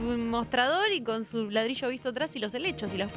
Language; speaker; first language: Spanish; native; Spanish